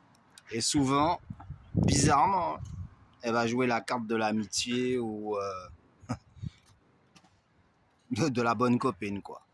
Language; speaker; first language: French; native; French